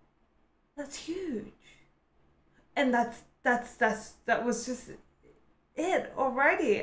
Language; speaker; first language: English; native; English